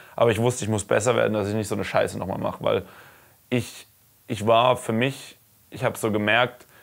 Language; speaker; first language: German; native; German